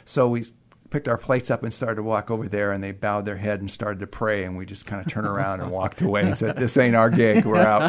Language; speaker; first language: English; native; English